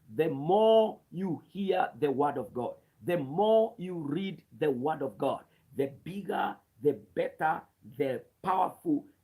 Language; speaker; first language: English; non-native, local second language; Swahili